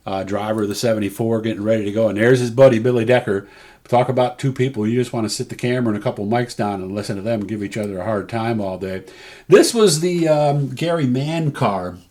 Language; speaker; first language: English; native; English